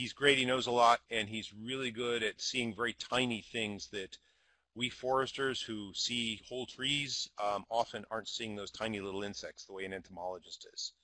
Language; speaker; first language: English; native; English